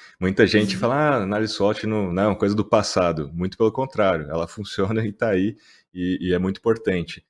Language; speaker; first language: Portuguese; native; Portuguese